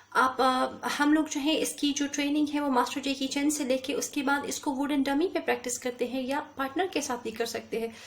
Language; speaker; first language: Urdu; native; Urdu